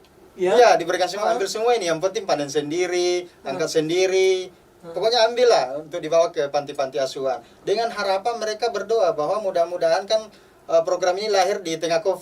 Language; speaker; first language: Indonesian; native; Indonesian